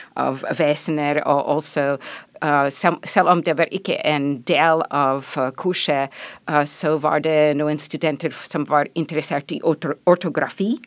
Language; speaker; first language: Norwegian; non-native, fluent; English